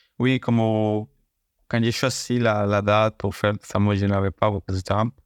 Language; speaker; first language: French; non-native, fluent; Spanish